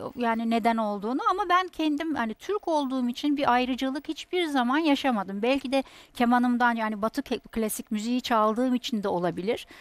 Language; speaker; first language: Turkish; native; Turkish